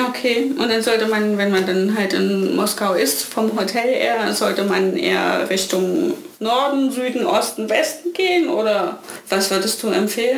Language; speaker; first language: German; native; German